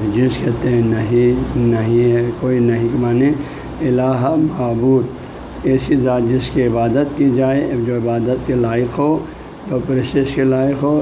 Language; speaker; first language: Urdu; non-native, local second language; Balti